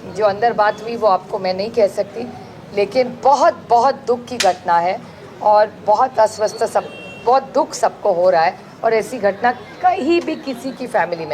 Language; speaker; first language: Hindi; non-native, local second language; Marathi